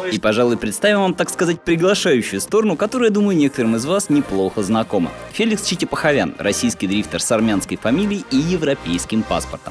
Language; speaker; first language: Russian; native; Russian